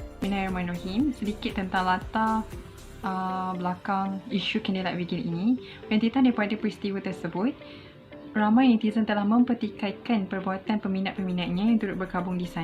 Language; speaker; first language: Malay; native; Malay